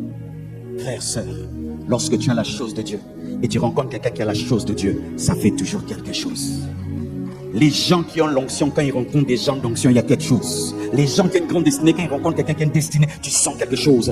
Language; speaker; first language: French; non-native, local second language; Lingala